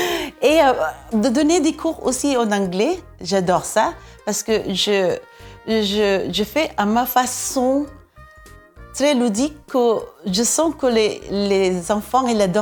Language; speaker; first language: French; non-native, fluent; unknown